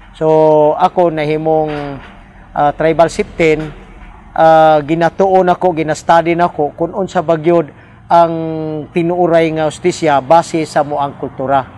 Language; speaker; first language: Cebuano; non-native, local second language; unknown